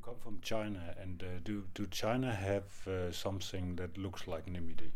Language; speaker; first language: English; non-native, fluent; Danish